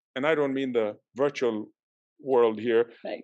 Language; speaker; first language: English; non-native, local second language; Urdu